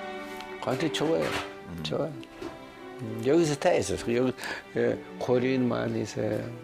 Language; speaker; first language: Korean; non-native, learner; Russian